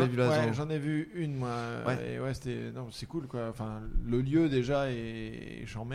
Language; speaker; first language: French; native; French